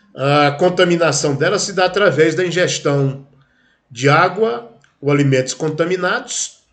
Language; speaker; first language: Portuguese; native; Portuguese